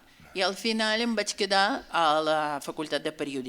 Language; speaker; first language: Catalan; non-native, fluent; Russian